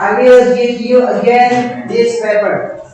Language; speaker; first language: English; non-native, learner; Indonesian